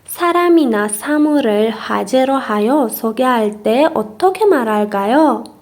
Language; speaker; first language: Korean; non-native, fluent; Persian